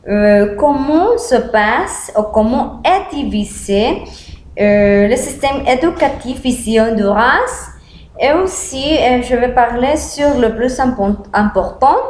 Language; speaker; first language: French; non-native, learner; Spanish